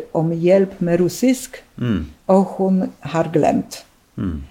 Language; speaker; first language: Norwegian; non-native, fluent; Polish